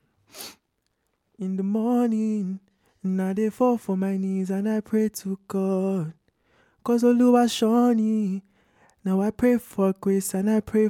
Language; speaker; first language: English; non-native, local second language; Yoruba